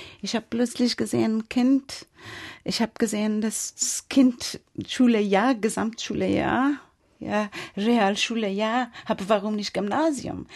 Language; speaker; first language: German; non-native, fluent; Persian